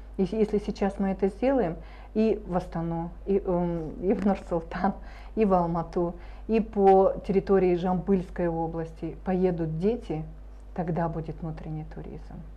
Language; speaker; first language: Russian; native; Russian